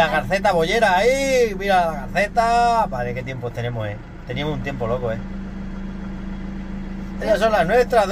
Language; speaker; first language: Spanish; native; Spanish